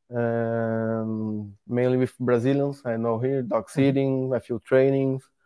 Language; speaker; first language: English; non-native, learner; Portuguese